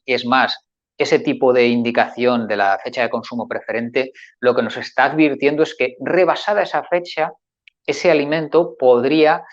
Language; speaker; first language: Spanish; native; Spanish